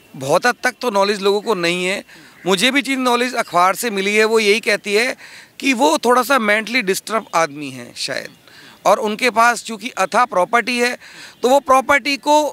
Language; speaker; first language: Hindi; native; Hindi